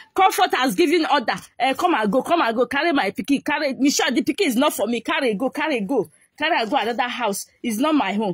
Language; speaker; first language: Nigerian Pidgin; non-native, local second language; Igbo